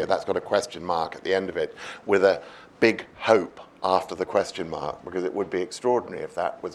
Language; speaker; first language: English; native; English